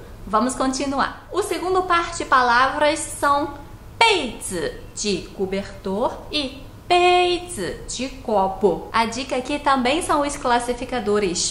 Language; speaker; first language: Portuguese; non-native, fluent; Chinese